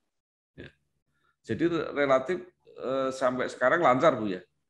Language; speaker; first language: Indonesian; native; Indonesian